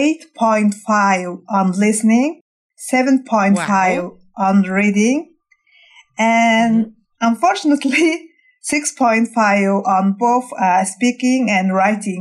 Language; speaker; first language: English; non-native, fluent; Mongolian